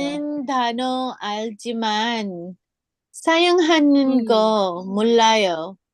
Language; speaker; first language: Korean; non-native, learner; English